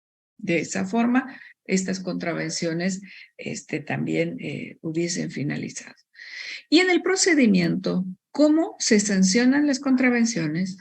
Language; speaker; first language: Spanish; native; Spanish